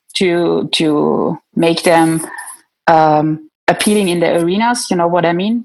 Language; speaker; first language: English; non-native, fluent; German